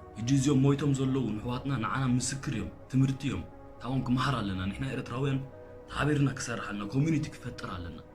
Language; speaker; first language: Tigrinya; early bilingual, heritage; Tigrinya